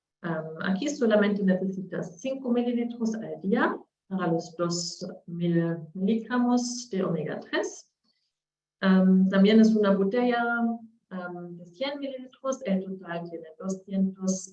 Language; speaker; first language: Spanish; non-native, learner; German